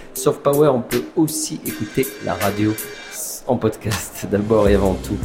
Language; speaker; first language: French; native; French